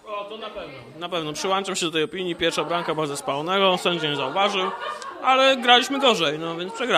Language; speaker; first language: Polish; native; Polish